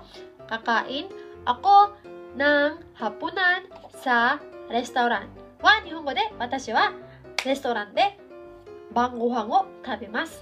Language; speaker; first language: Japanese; non-native, fluent; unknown